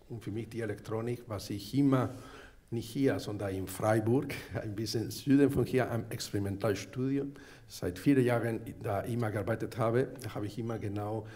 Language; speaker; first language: German; non-native, fluent; Spanish